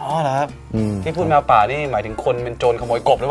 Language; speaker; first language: Thai; native; Thai